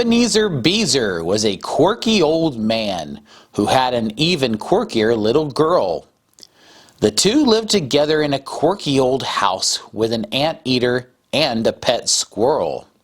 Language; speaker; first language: English; native; English